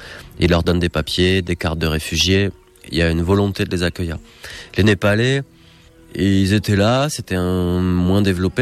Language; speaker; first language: French; native; French